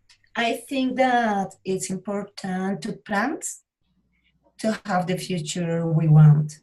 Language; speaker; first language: English; non-native, learner; Spanish